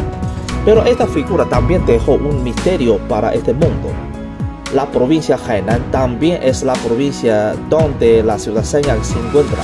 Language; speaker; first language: Spanish; non-native, learner; Chinese